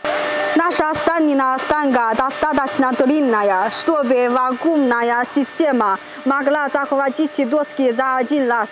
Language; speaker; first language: Russian; non-native, learner; Chinese